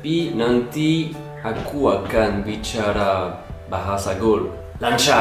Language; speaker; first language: Indonesian; non-native, learner; French